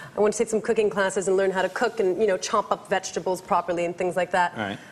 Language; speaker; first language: English; native; English